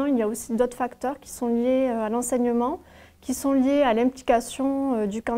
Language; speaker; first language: French; native; French